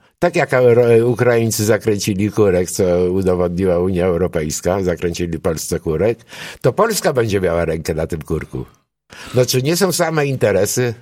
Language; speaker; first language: Polish; early bilingual, other home language; Greek